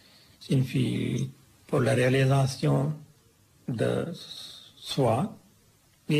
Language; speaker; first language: French; non-native, fluent; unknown